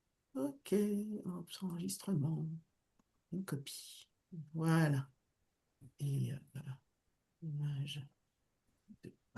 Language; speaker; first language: French; native; French